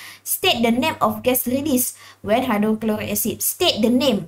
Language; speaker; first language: English; non-native, local second language; Malay